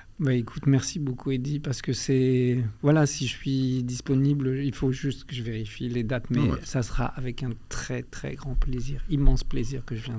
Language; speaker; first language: French; early bilingual, other home language; Albanian